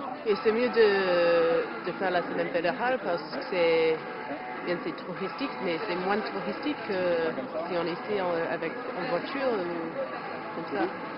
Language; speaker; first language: French; non-native, learner; English